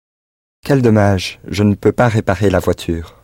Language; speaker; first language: French; non-native, learner; English